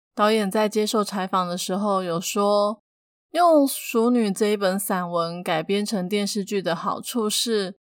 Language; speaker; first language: Chinese; non-native, local second language; Min Nan Chinese